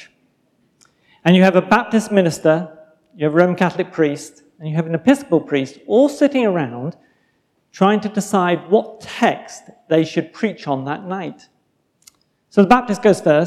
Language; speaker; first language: English; native; English